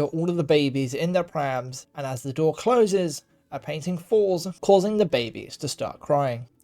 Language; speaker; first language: English; native; English